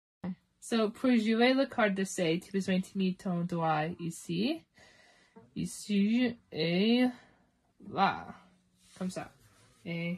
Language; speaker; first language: French; non-native, learner; English